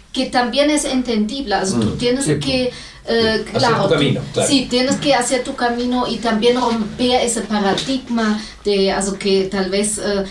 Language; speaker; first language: Spanish; non-native, fluent; German